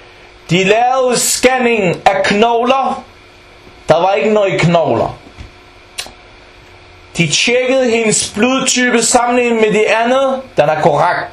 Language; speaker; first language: Danish; non-native, fluent; Arabic